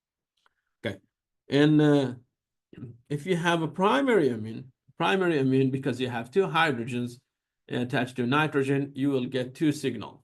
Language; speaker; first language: English; non-native, fluent; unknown